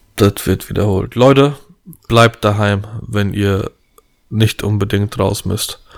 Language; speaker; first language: German; early bilingual, other home language; Polish